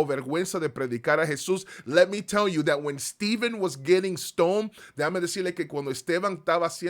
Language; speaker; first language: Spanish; early bilingual, heritage; Spanish